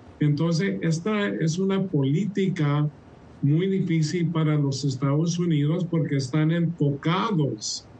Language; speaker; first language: Spanish; early bilingual, heritage; Spanish